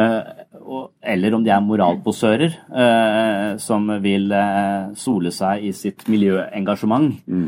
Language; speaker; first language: Norwegian; native; Norwegian